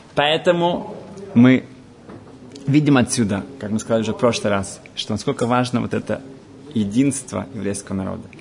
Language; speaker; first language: Russian; early bilingual, heritage; Russian